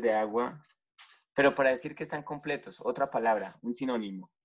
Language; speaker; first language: Spanish; native; Spanish